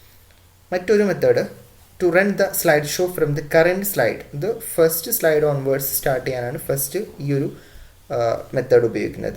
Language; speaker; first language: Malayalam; native; Malayalam